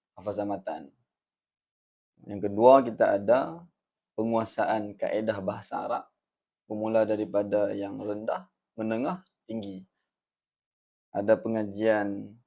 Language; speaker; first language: Malay; native; Malay